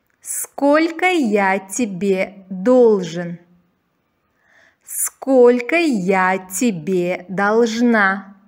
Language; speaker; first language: Russian; non-native, local second language; Uzbek